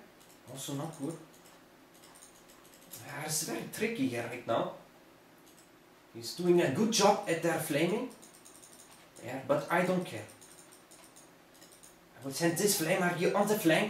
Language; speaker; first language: English; non-native, learner; German